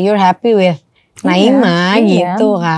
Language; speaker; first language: Indonesian; native; Indonesian